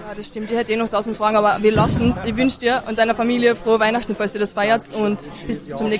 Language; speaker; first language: German; native; German